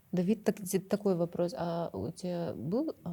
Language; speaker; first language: Russian; non-native, local second language; Kazakh